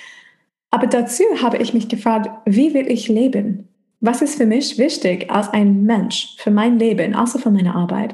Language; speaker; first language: German; non-native, fluent; English